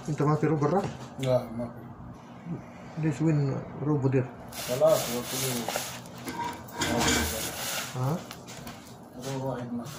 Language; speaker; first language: Arabic; non-native, learner; Filipino